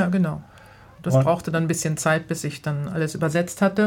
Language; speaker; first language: German; native; German